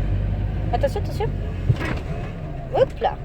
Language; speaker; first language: French; native; French